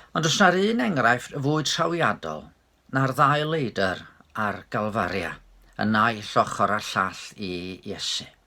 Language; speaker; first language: Welsh; native; Welsh